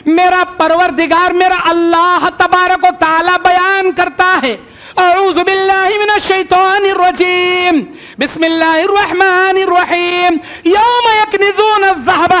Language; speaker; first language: Hindi; native; Hindi